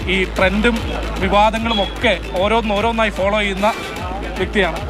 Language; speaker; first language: Malayalam; native; Malayalam